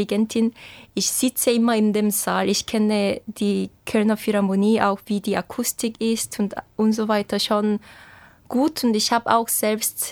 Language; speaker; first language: German; non-native, fluent; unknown